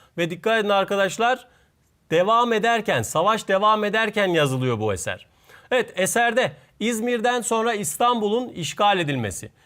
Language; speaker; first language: Turkish; native; Turkish